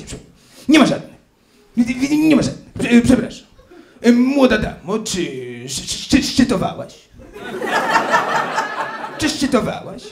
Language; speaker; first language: Polish; native; Polish